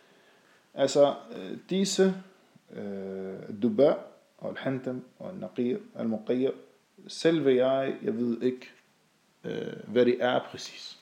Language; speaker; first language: Danish; non-native, fluent; Arabic